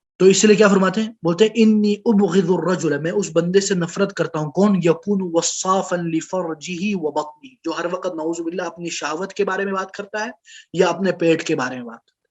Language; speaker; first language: Urdu; non-native, local second language; Pashto